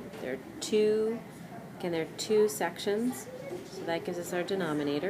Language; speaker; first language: English; native; English